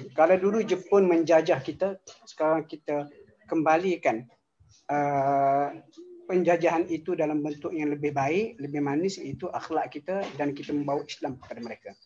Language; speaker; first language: Malay; native; Malay